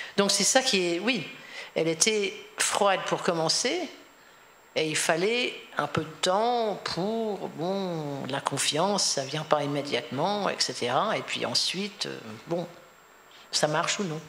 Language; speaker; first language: French; non-native, fluent; English